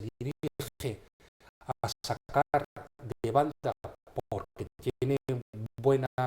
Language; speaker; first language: Spanish; native; Spanish